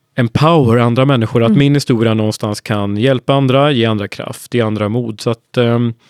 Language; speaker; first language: Swedish; native; Swedish